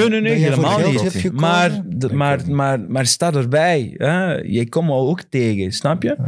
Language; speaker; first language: Dutch; non-native, fluent; Portuguese